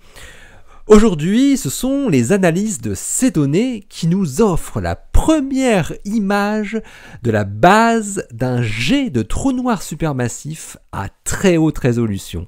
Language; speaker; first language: French; native; French